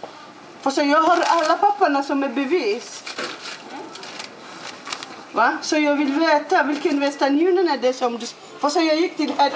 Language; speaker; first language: Swedish; non-native, fluent; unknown